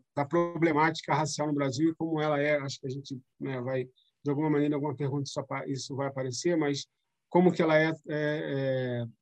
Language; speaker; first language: Portuguese; native; Portuguese